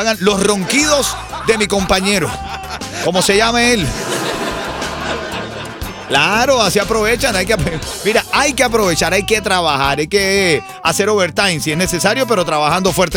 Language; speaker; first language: Spanish; native; Spanish